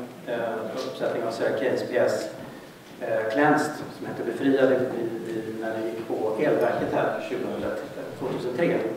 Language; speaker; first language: Swedish; native; Swedish